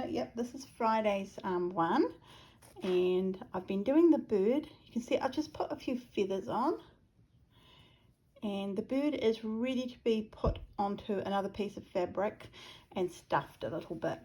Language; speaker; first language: English; native; English